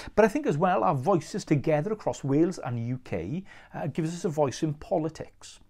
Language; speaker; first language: English; native; English